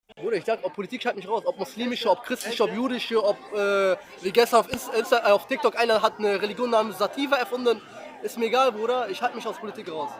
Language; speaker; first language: German; early bilingual, heritage; Arabic